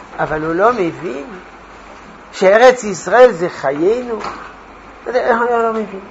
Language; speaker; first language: Hebrew; non-native, fluent; French